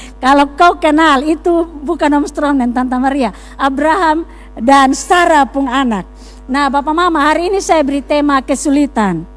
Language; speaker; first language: Indonesian; native; Indonesian